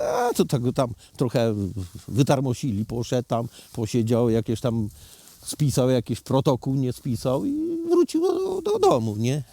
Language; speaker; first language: Polish; early bilingual, heritage; Polish